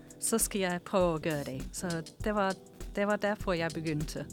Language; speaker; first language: Danish; non-native, fluent; English